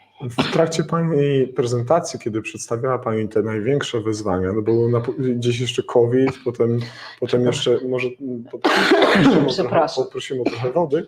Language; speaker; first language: Polish; native; Polish